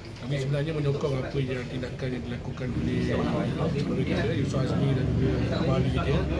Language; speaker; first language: Malay; native; Malay